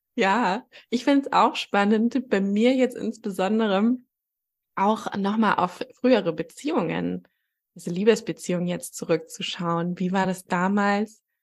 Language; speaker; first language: German; native; German